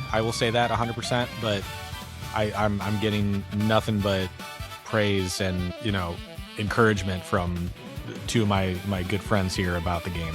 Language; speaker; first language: English; native; English